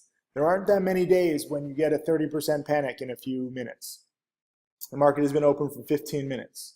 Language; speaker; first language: English; native; English